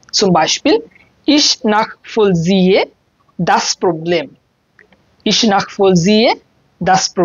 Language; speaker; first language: German; non-native, learner; Bangla